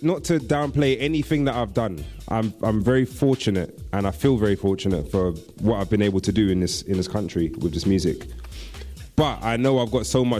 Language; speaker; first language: English; native; English